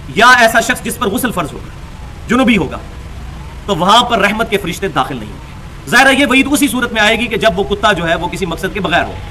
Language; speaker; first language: Urdu; non-native, local second language; Punjabi